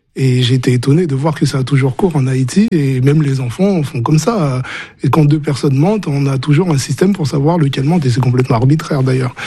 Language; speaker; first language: French; early bilingual, other home language; Haitian Creole